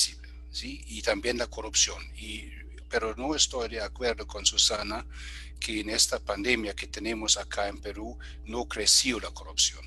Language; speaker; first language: Spanish; non-native, fluent; German